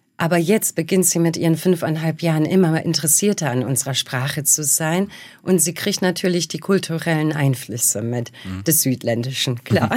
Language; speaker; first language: German; early bilingual, other home language; Bosnian